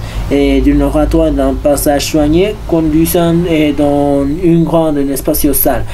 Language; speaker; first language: French; non-native, learner; Spanish